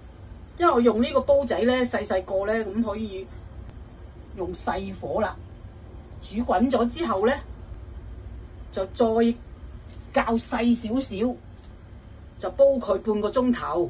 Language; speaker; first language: Cantonese; native; Cantonese